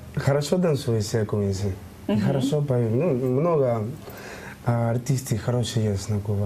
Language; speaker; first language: Russian; non-native, learner; Spanish